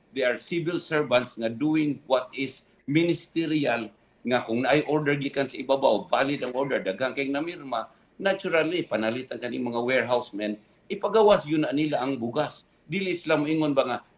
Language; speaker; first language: Cebuano; native; Cebuano